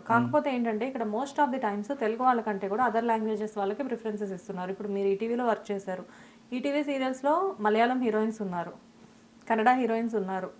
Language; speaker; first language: Telugu; native; Telugu